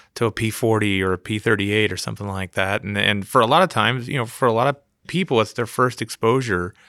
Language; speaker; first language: English; native; English